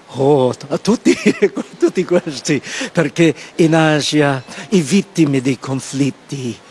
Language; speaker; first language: Italian; non-native, fluent; Filipino